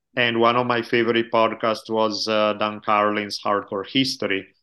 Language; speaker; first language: English; non-native, fluent; Italian